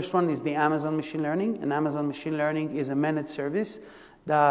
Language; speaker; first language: English; non-native, fluent; Hebrew